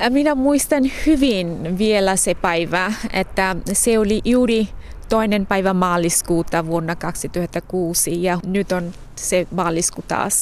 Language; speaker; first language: Finnish; non-native, fluent; Bangla